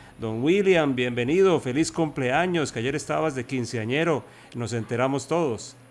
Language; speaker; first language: Spanish; native; Spanish